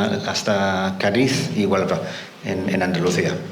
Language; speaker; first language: Spanish; non-native, fluent; English